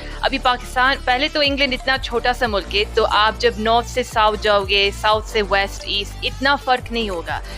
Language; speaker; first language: Urdu; early bilingual, heritage; Urdu